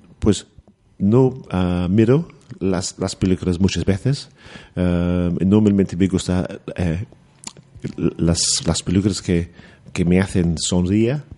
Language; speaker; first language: Spanish; non-native, learner; English